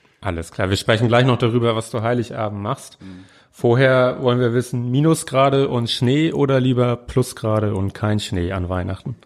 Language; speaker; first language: German; native; German